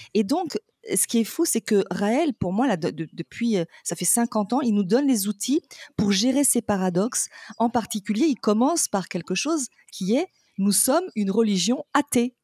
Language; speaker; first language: French; native; French